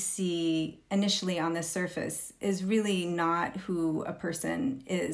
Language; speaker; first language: English; native; English